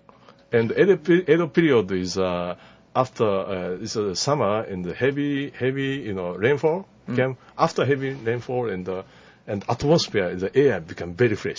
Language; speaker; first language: English; non-native, learner; Japanese